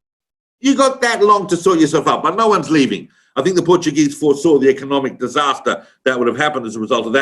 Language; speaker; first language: English; native; English